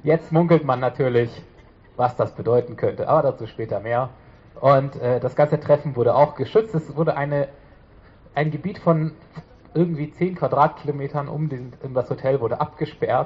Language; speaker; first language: German; native; German